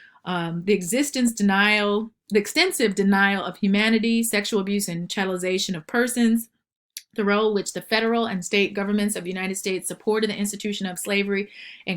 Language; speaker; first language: English; native; English